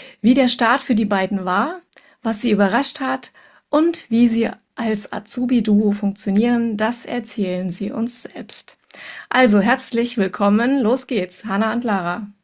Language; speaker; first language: German; native; German